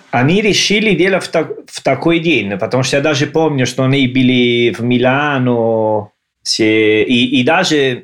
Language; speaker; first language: Russian; non-native, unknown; Italian